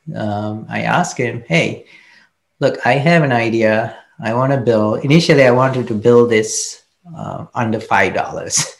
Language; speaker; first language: English; non-native, local second language; Sinhala